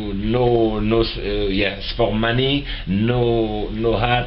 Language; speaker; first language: English; non-native, learner; French